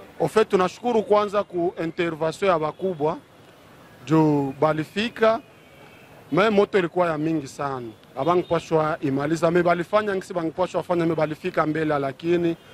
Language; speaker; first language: Swahili; native; Swahili